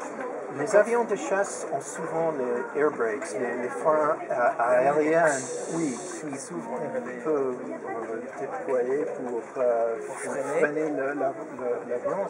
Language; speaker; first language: French; non-native, fluent; English